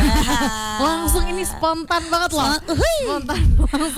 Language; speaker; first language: Indonesian; native; Indonesian